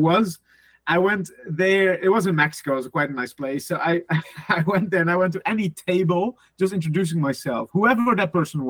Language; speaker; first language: English; non-native, fluent; Dutch